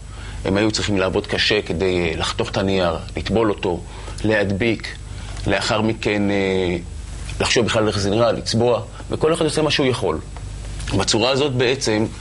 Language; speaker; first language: Hebrew; native; Hebrew